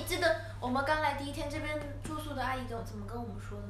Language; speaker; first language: Chinese; native; Chinese